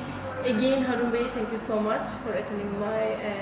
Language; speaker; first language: Hindi; non-native, learner; Turkish